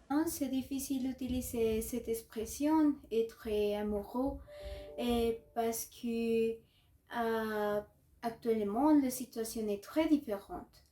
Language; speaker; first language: French; non-native, learner; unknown